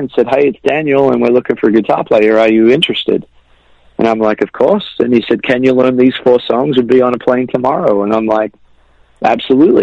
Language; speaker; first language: English; native; English